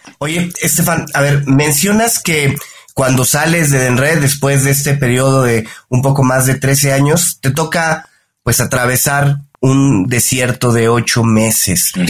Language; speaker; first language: Spanish; native; Spanish